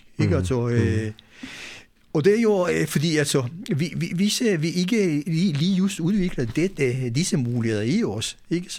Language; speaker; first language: Danish; non-native, fluent; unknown